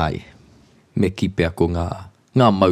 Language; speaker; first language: Māori; non-native, local second language; English